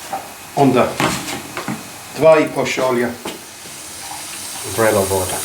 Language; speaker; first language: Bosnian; non-native, learner; English